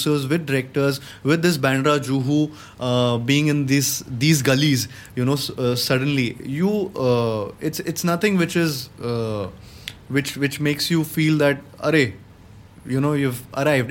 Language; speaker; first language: English; non-native, local second language; Hindi